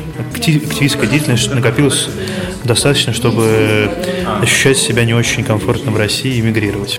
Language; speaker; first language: Russian; native; Russian